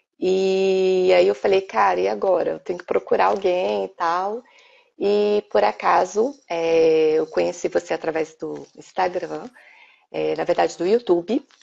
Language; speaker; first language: Portuguese; native; Portuguese